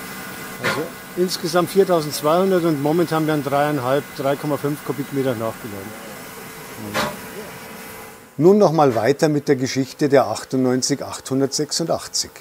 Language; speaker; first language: German; native; German